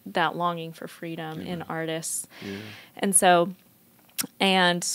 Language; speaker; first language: English; native; English